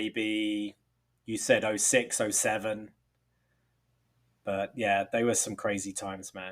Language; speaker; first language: English; native; English